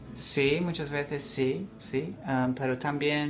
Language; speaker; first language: Spanish; non-native, fluent; English